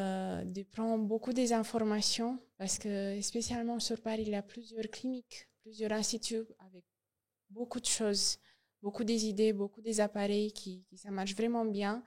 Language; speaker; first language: French; non-native, learner; Romanian